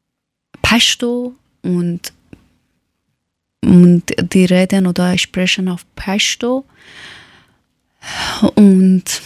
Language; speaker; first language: German; non-native, learner; Persian